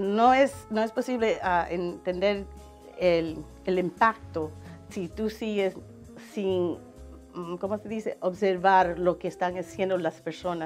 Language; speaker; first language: Spanish; non-native, learner; English